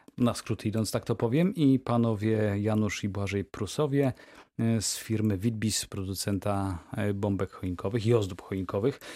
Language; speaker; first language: Polish; native; Polish